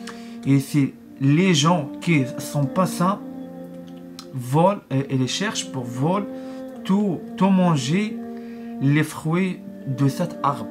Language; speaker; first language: French; non-native, learner; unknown